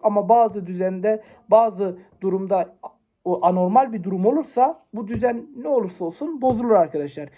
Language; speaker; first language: Turkish; native; Turkish